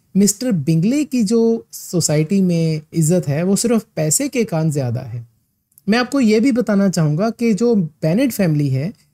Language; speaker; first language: Hindi; non-native, local second language; Punjabi